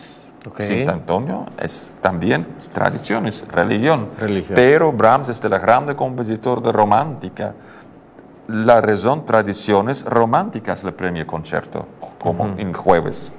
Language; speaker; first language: Spanish; non-native, learner; Dutch